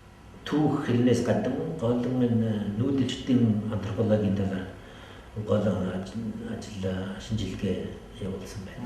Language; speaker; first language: Mongolian; non-native, fluent; French